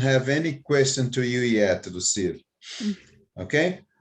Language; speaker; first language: English; non-native, fluent; Portuguese